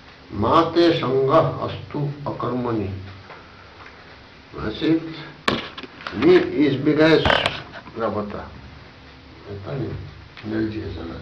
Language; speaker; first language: Russian; non-native, learner; Bangla